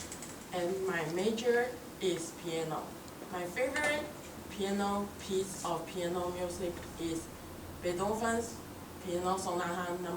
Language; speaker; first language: English; non-native, learner; Chinese